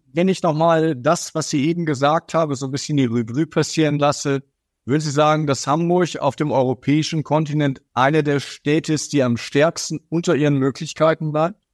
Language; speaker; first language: German; native; German